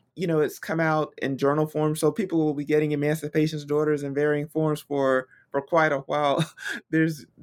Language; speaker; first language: English; native; English